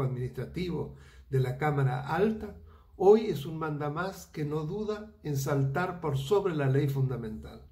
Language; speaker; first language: Spanish; native; Spanish